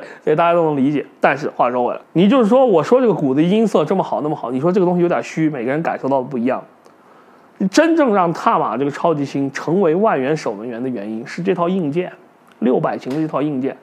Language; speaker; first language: Chinese; native; Chinese